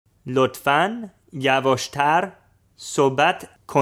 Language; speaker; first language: Persian; non-native, learner; English